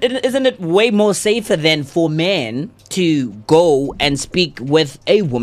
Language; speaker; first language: English; non-native, local second language; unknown